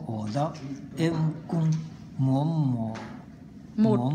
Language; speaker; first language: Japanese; non-native, fluent; Vietnamese